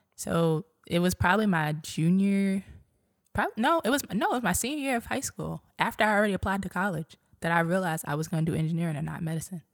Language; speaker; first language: English; native; English